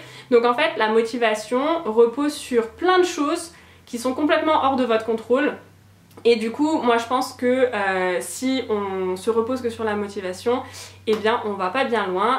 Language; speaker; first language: French; native; French